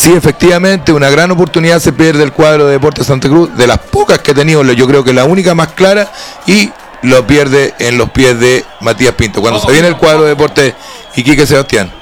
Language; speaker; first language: Spanish; native; Spanish